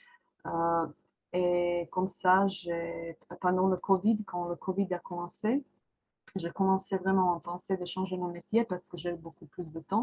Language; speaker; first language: French; non-native, fluent; Croatian